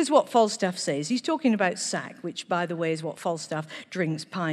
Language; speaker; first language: English; native; English